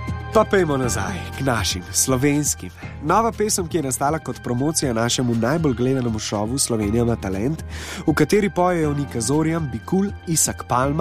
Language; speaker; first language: Slovenian; native; Slovenian